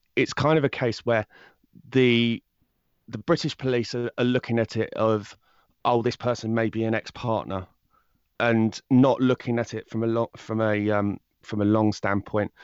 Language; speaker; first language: English; native; English